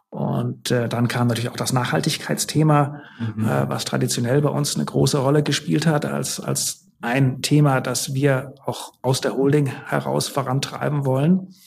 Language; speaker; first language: German; native; German